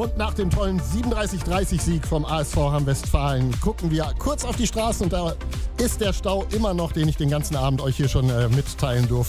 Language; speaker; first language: German; native; German